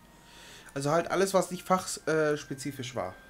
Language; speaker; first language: German; native; German